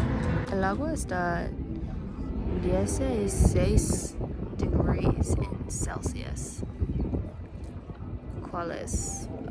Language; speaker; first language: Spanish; non-native, learner; English